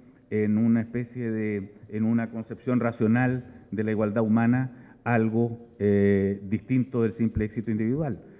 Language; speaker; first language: Spanish; native; Spanish